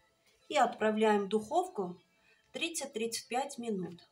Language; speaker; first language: Russian; non-native, fluent; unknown